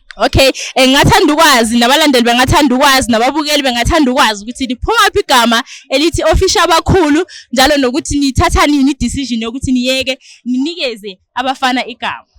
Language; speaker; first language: Zulu; native; Zulu